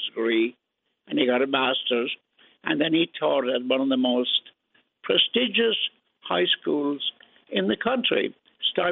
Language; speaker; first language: English; native; English